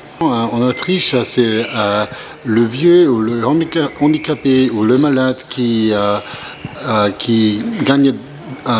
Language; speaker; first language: French; non-native, learner; German